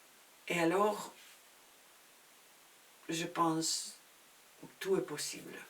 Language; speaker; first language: French; non-native, fluent; Spanish